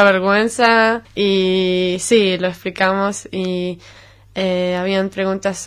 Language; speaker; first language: Spanish; non-native, learner; Hebrew